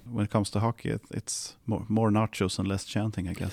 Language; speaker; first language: English; non-native, fluent; Swedish